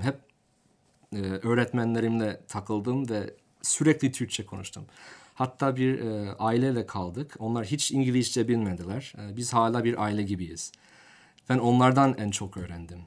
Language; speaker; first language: Turkish; non-native, fluent; English